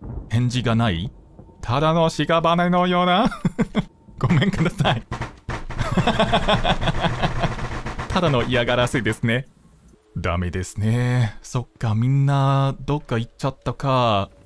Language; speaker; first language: Japanese; non-native, fluent; English